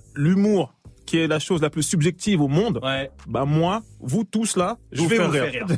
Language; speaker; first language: French; native; French